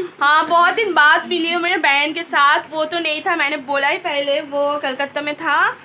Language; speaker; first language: Hindi; non-native, local second language; Bangla